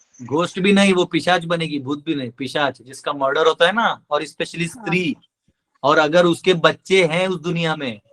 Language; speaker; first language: Hindi; non-native, local second language; Marathi